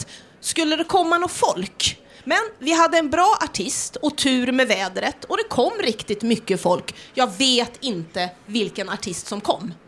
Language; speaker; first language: Swedish; native; Swedish